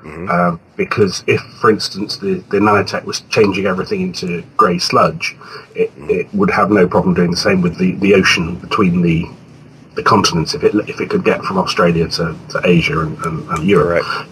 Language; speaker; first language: English; native; English